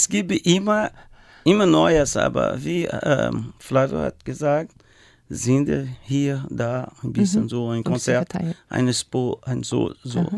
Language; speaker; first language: German; non-native, learner; Portuguese